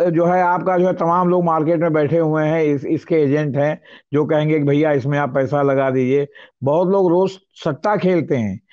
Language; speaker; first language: Hindi; native; Hindi